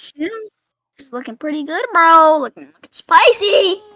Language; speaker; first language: English; native; English